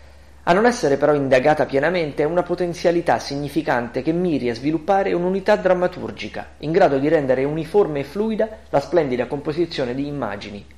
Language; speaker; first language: Italian; native; Italian